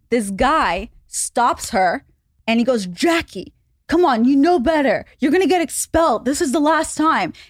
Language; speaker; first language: English; non-native, fluent; Hebrew